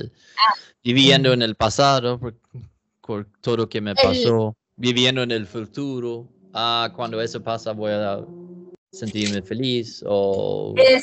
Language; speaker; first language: Spanish; non-native, learner; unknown